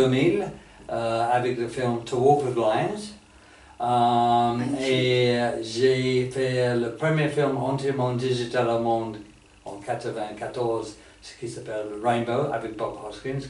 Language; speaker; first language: French; non-native, fluent; English